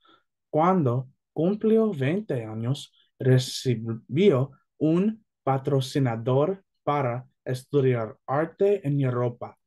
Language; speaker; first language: Spanish; non-native, learner; English